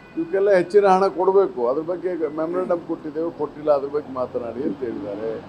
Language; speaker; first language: Kannada; native; Kannada